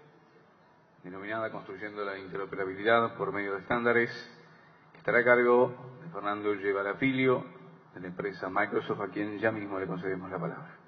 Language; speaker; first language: Spanish; native; Spanish